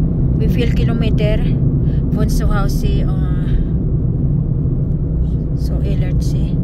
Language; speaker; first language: German; non-native, learner; Filipino